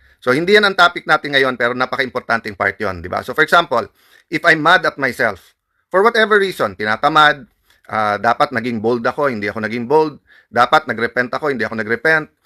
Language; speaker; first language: Filipino; native; Filipino